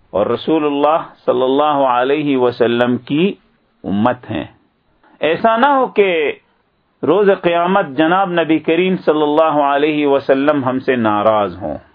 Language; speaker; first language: Urdu; native; Urdu